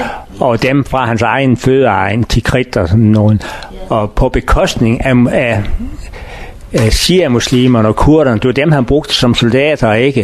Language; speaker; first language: Danish; non-native, learner; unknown